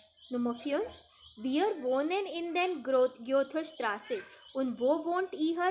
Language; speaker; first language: German; non-native, fluent; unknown